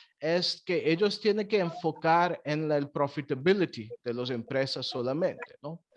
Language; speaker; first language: Spanish; non-native, fluent; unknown